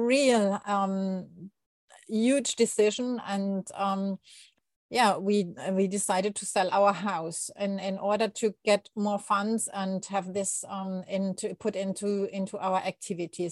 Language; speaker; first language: English; non-native, fluent; German